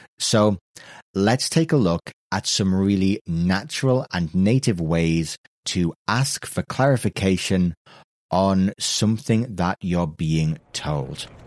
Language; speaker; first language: English; native; English